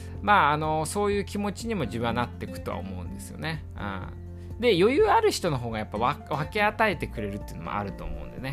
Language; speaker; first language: Japanese; native; Japanese